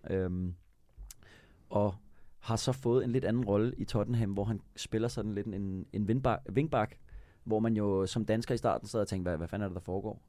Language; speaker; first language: Danish; native; Danish